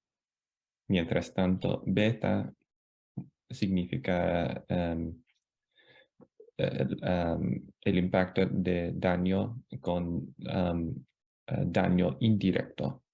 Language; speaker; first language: Spanish; non-native, fluent; English